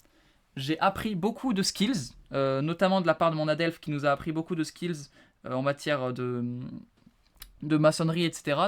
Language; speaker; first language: French; native; French